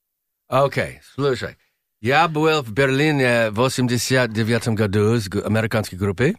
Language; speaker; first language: Russian; non-native, learner; English